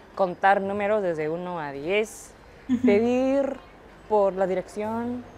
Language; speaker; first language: Spanish; non-native, fluent; Japanese